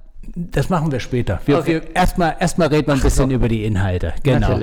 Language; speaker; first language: German; native; German